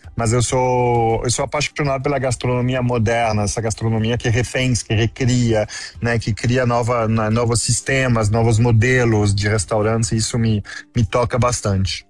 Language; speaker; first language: Portuguese; non-native, fluent; French